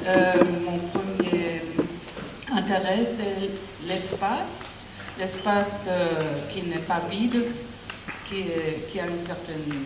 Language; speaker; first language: French; non-native, fluent; German